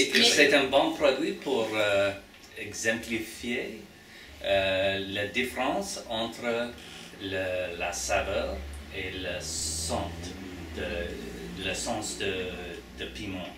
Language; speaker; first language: French; non-native, learner; English